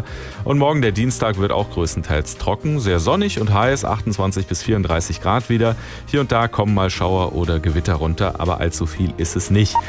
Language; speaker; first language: German; native; German